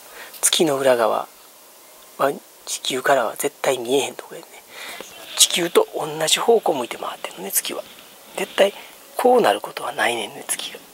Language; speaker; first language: Japanese; native; Japanese